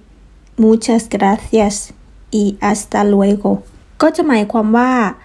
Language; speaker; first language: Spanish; non-native, fluent; Thai